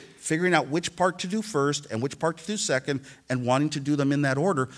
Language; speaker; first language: English; native; English